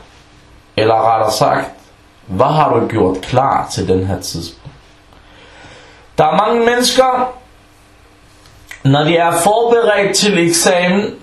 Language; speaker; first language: Danish; non-native, fluent; Arabic